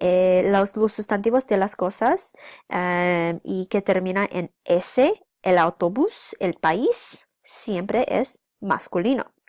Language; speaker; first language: Spanish; non-native, fluent; English